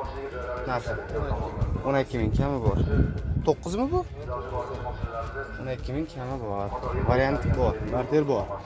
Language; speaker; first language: Turkish; non-native, learner; Uzbek